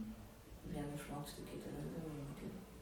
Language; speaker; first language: Lithuanian; non-native, local second language; Polish